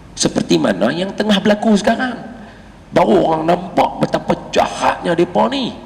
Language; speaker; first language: Malay; native; Malay